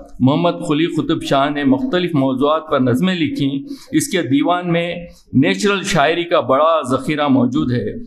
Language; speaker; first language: Urdu; native; Urdu